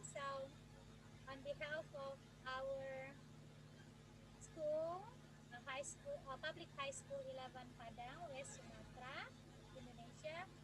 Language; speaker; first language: English; non-native, fluent; Indonesian